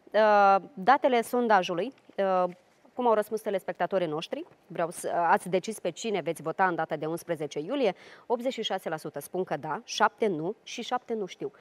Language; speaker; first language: Romanian; native; Romanian